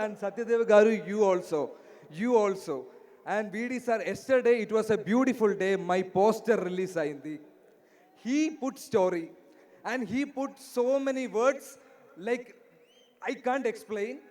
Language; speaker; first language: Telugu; non-native, learner; Malayalam